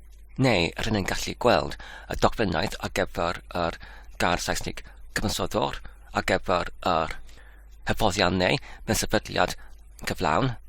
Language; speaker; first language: Welsh; non-native, learner; English